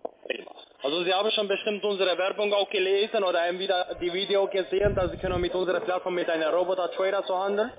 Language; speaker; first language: German; non-native, learner; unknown